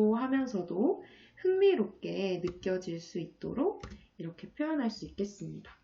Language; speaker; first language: Korean; native; Korean